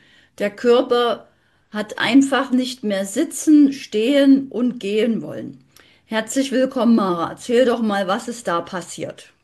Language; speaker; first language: German; native; German